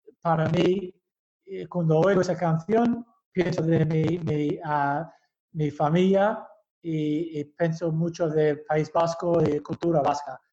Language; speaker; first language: Spanish; early bilingual, heritage; Basque